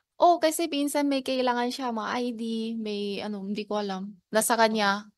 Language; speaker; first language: Filipino; non-native, learner; Chinese